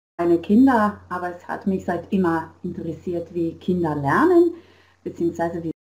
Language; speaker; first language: German; non-native, fluent; Slovenian